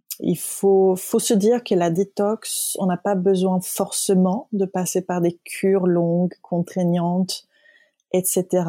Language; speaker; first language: French; non-native, fluent; Swedish